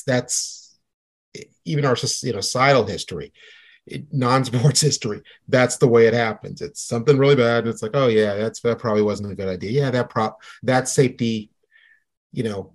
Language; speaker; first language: English; native; English